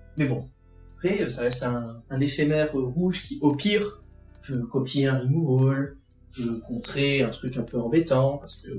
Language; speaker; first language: French; native; French